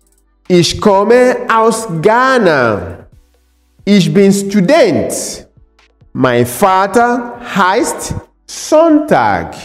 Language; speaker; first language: German; non-native, fluent; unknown